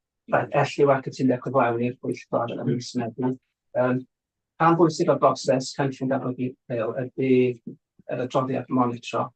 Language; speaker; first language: Welsh; native; Welsh